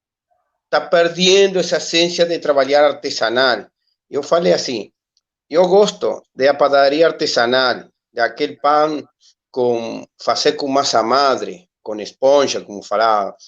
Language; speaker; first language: Portuguese; non-native, learner; Spanish